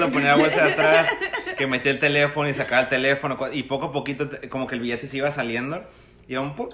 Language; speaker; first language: Spanish; native; Spanish